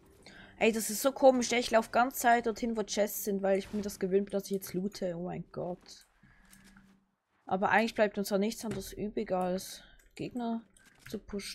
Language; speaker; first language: German; native; German